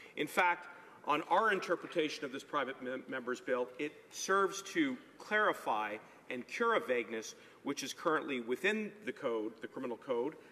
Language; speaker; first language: English; native; English